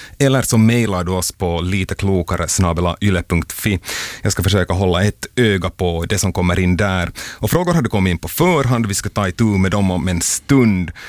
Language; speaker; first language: Swedish; native; Swedish